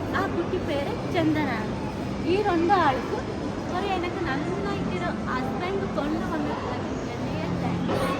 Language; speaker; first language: Malayalam; non-native, learner; Kannada